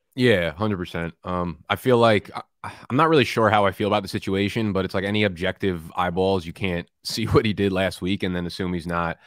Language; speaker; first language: English; native; English